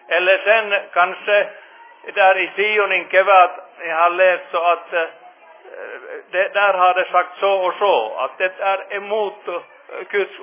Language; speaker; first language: Swedish; non-native, fluent; Finnish